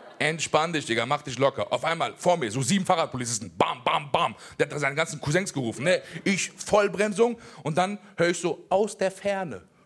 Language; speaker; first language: German; early bilingual, other home language; Persian